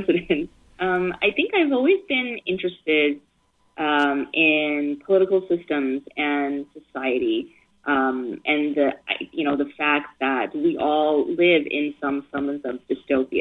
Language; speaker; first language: English; early bilingual, other home language; Chinese